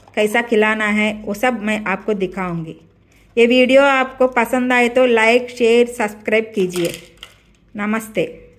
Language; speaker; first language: Hindi; non-native, local second language; Telugu